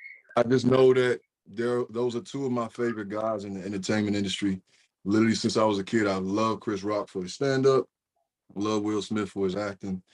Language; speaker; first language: English; native; English